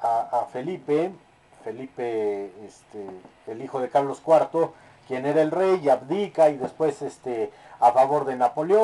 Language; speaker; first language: Spanish; native; Spanish